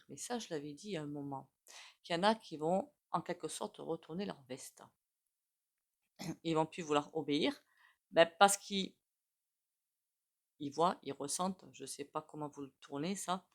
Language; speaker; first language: French; native; French